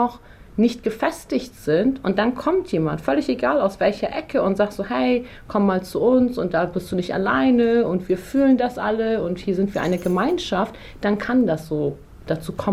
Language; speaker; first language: German; early bilingual, other home language; Persian